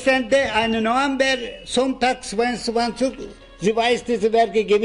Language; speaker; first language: German; non-native, learner; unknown